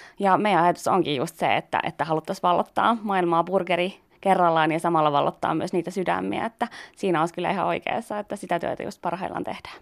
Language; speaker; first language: Finnish; native; Finnish